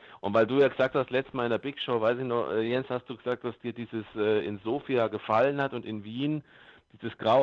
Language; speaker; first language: German; native; German